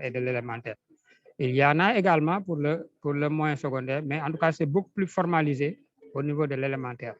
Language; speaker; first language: French; non-native, local second language; Wolof